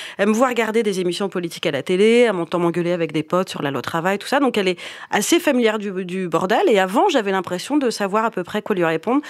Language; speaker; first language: French; native; French